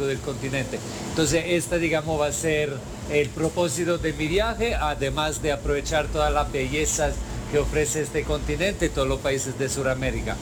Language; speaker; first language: Spanish; non-native, fluent; Italian